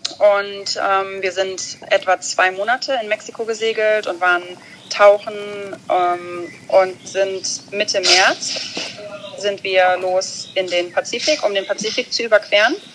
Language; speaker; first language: German; early bilingual, other home language; Russian